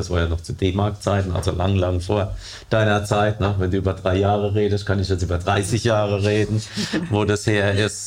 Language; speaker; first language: German; native; German